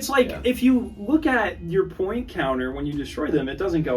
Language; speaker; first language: English; native; English